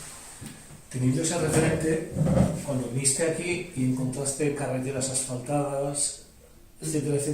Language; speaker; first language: Spanish; native; Spanish